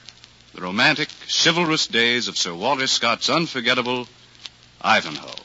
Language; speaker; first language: English; native; English